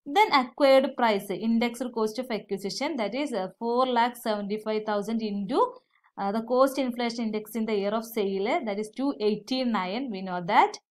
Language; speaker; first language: English; non-native, local second language; Malayalam